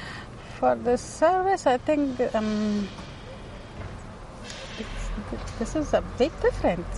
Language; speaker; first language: English; non-native, learner; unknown